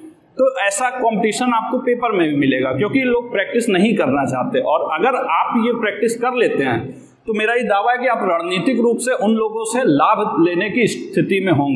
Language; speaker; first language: Hindi; native; Hindi